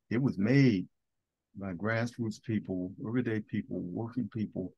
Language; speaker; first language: English; native; English